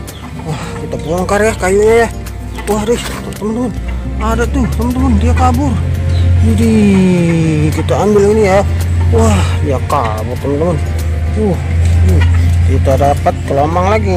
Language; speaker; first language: Indonesian; native; Indonesian